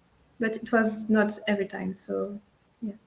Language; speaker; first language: English; non-native, fluent; French